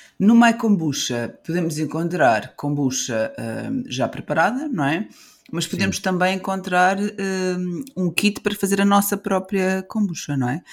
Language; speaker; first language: Portuguese; native; Portuguese